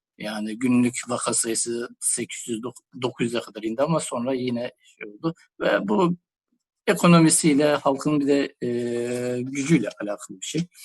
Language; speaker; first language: Turkish; native; Turkish